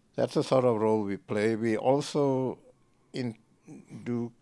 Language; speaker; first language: English; native; English